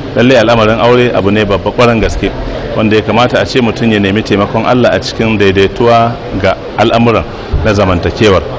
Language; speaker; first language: Hausa; native; Hausa